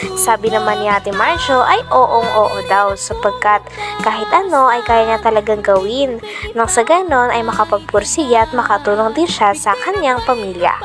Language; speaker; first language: Filipino; native; Filipino